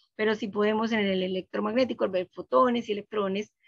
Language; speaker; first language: Spanish; native; Spanish